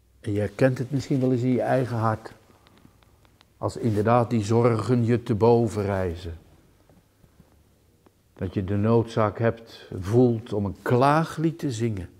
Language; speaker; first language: Dutch; native; Dutch